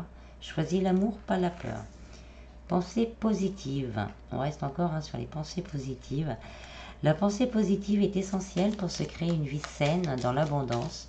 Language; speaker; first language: French; native; French